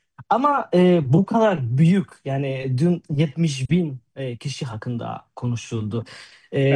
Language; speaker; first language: Turkish; non-native, fluent; Spanish